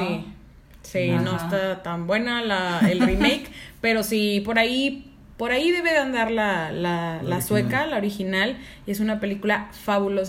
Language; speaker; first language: Spanish; native; Spanish